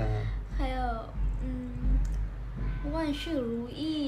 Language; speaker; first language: Chinese; non-native, learner; Vietnamese